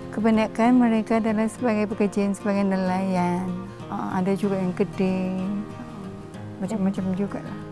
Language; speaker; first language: Malay; early bilingual, other home language; Min Nan Chinese